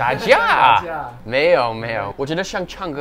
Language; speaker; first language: Chinese; non-native, fluent; English